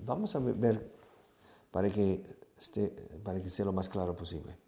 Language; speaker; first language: Spanish; non-native, fluent; English